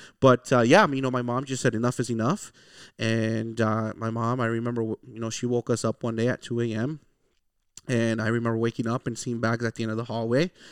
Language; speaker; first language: English; early bilingual, other home language; Spanish